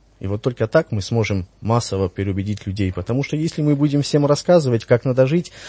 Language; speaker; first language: Russian; early bilingual, heritage; Russian